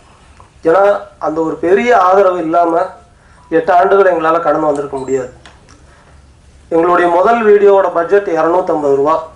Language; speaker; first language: Tamil; native; Tamil